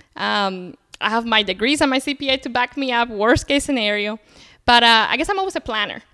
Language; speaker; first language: English; native; English